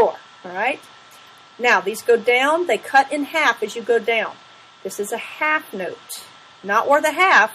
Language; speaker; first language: English; native; English